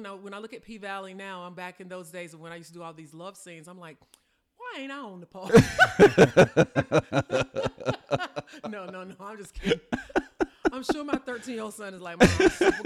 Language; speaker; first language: English; native; English